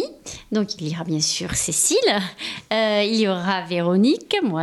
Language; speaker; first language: French; native; French